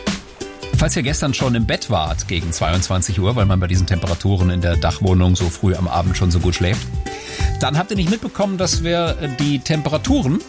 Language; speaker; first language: German; native; German